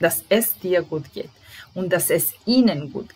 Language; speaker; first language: German; non-native, fluent; Serbian